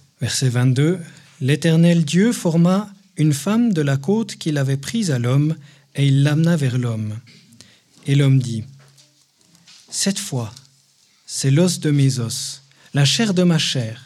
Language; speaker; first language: French; native; French